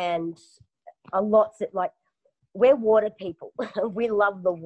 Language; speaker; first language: English; native; English